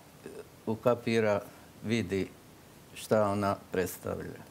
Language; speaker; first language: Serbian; non-native, local second language; Slovak